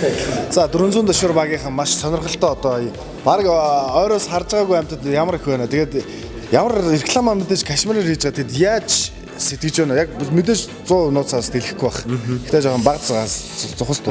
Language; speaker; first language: Mongolian; native; Mongolian